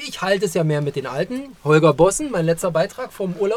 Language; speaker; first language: German; native; German